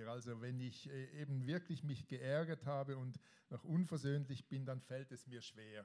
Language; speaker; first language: German; native; German